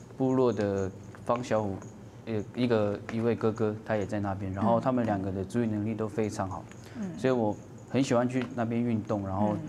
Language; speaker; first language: Chinese; non-native, local second language; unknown